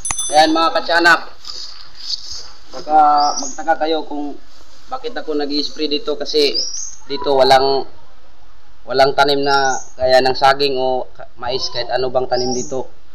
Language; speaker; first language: Filipino; non-native, local second language; Cebuano